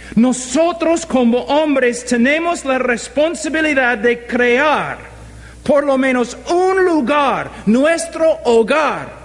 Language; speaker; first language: Spanish; non-native, fluent; English